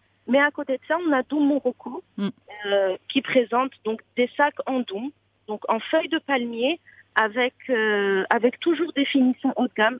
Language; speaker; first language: French; non-native, local second language; Arabic